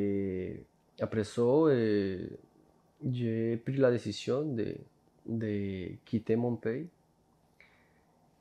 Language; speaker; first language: French; non-native, fluent; Spanish